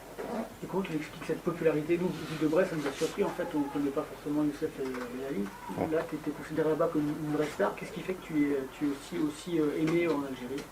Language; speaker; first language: French; native; French